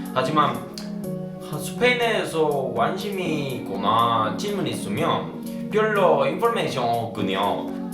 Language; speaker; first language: Korean; non-native, learner; Spanish